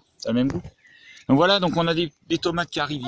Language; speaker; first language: French; native; French